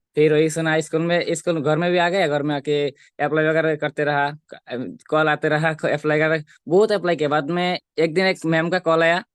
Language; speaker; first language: Hindi; non-native, local second language; Bangla